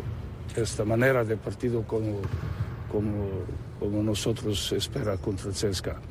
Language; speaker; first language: Spanish; non-native, fluent; Serbian